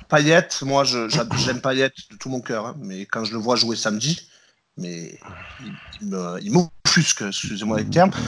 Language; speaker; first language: French; native; French